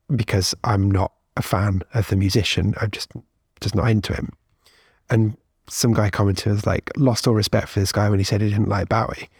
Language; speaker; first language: English; native; English